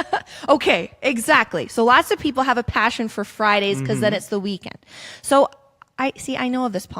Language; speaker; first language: English; native; English